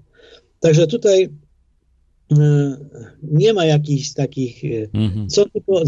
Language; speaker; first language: Polish; non-native, fluent; Ukrainian